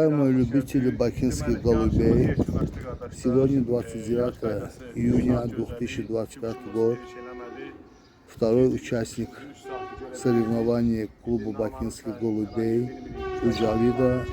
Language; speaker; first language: Russian; non-native, local second language; Azerbaijani